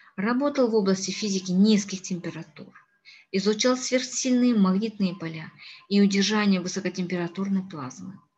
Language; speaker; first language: Russian; non-native, local second language; Kazakh